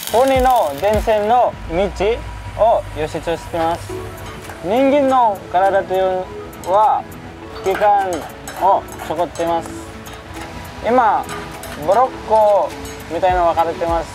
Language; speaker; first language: Japanese; non-native, learner; Filipino